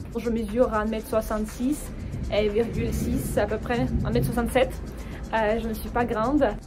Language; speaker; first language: French; non-native, fluent; Russian